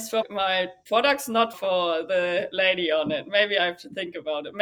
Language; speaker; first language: English; non-native, fluent; German